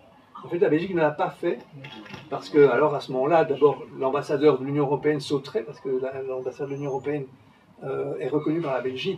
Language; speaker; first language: French; native; French